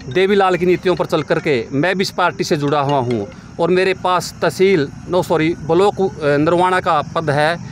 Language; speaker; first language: Hindi; native; Hindi